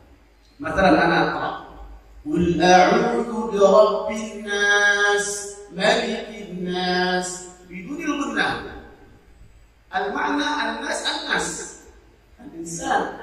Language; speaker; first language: Arabic; non-native, fluent; Indonesian